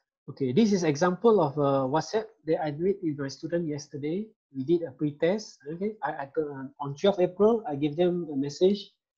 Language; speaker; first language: English; non-native, local second language; Malay